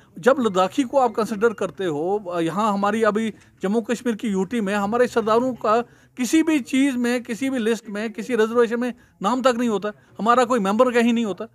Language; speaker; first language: Hindi; non-native, local second language; Punjabi